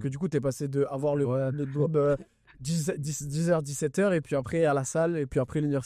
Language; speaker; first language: French; native; French